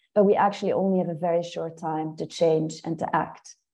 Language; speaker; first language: English; non-native, fluent; Dutch